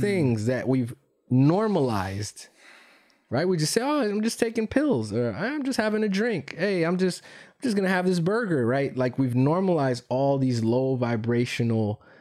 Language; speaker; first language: English; early bilingual, other home language; Spanish